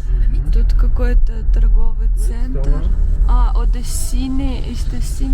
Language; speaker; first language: Russian; native; Russian